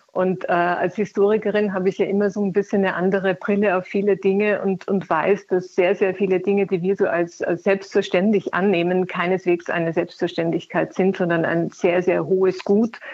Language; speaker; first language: German; native; German